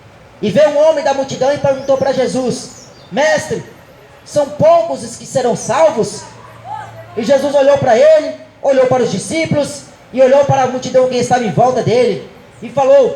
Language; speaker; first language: Portuguese; native; Portuguese